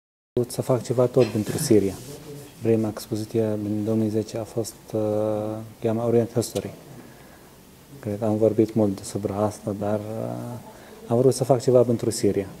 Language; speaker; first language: Romanian; non-native, learner; Arabic